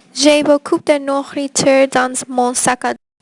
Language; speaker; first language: French; non-native, learner; English